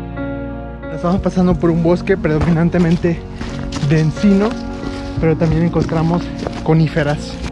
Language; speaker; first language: Spanish; native; Spanish